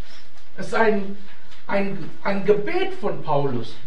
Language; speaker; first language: German; non-native, fluent; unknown